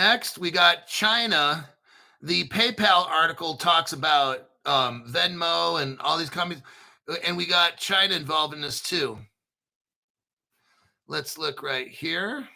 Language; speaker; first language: English; native; English